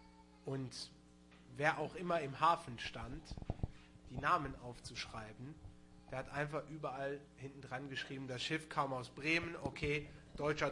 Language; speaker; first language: German; non-native, local second language; Luxembourgish